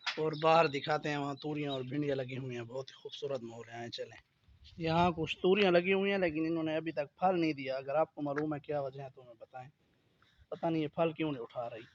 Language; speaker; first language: Urdu; non-native, local second language; Punjabi